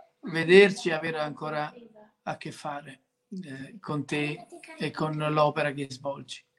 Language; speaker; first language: Italian; native; Italian